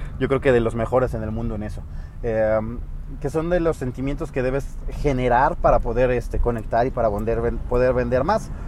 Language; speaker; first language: Spanish; native; Spanish